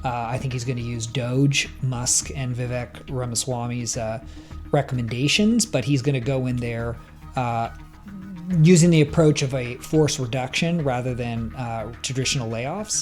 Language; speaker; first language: English; native; English